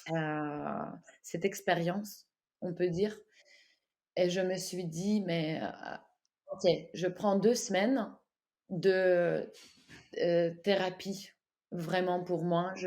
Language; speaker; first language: French; non-native, fluent; Ukrainian